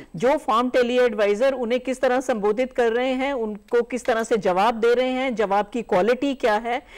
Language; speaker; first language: Hindi; native; Hindi